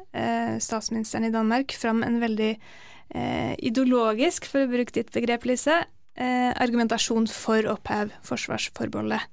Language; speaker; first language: Norwegian; native; Norwegian